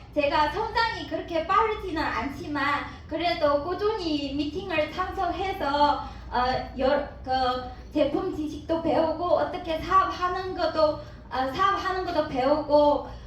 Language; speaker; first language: Korean; non-native, learner; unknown